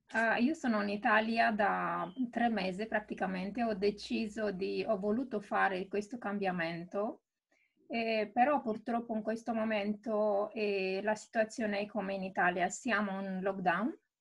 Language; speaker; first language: Italian; non-native, fluent; Romanian